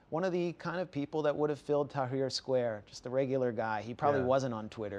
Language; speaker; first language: English; native; English